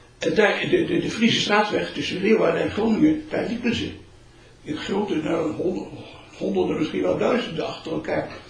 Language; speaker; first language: Dutch; early bilingual, other home language; Malay